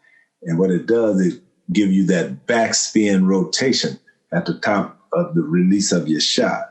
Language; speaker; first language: English; native; English